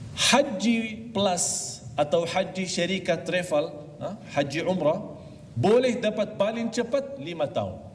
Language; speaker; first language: Malay; non-native, fluent; Arabic